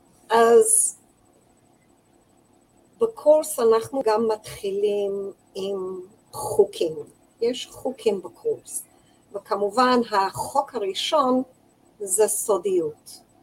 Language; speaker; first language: Hebrew; non-native, fluent; English